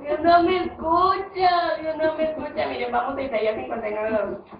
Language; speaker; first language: Spanish; native; Spanish